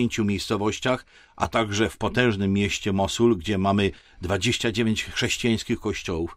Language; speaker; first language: Polish; native; Polish